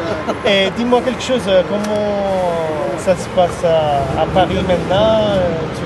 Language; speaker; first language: French; non-native, fluent; Italian